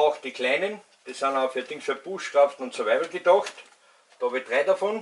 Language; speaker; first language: German; native; German